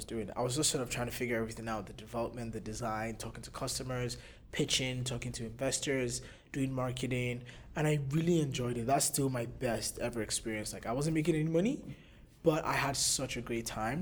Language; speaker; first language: English; non-native, local second language; Yoruba